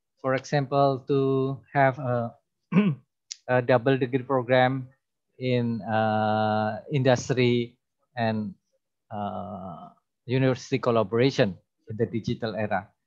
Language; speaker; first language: English; non-native, fluent; Indonesian